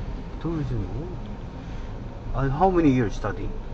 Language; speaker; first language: English; non-native, learner; Korean